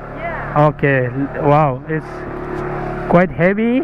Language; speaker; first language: English; non-native, learner; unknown